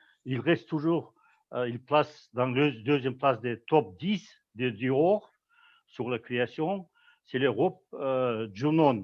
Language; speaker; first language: French; non-native, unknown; Kazakh